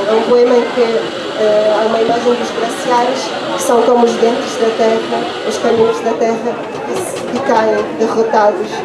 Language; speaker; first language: Portuguese; non-native, fluent; Italian